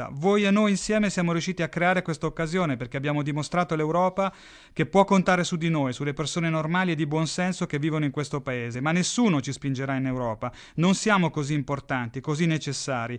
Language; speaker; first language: Italian; native; Italian